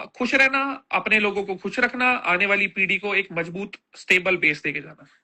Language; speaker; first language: Hindi; native; Hindi